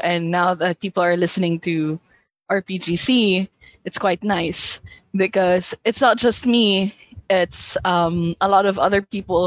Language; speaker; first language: English; non-native, local second language; Hiligaynon